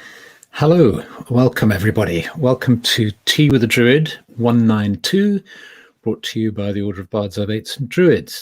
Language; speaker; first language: English; native; English